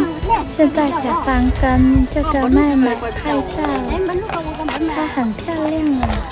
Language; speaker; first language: Chinese; non-native, learner; Vietnamese